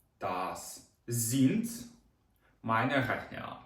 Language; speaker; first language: German; non-native, fluent; Ukrainian